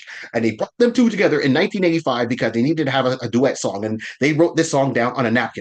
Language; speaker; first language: English; native; English